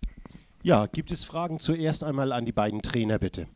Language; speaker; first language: German; native; German